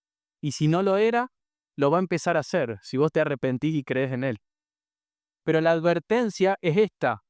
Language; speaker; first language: Spanish; native; Spanish